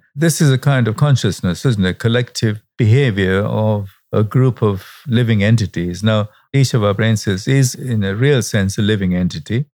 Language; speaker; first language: English; non-native, local second language; Sinhala